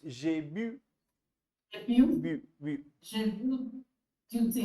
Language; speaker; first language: French; non-native, learner; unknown